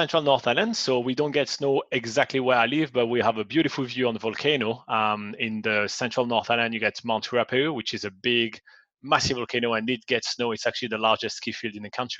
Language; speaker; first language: English; non-native, fluent; French